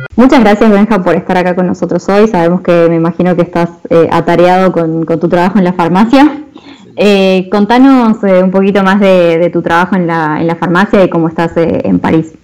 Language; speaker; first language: Spanish; native; Spanish